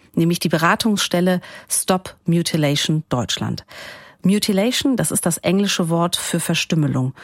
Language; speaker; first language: German; native; German